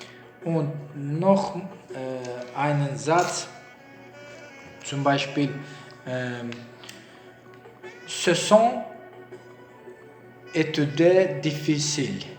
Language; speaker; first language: German; non-native, learner; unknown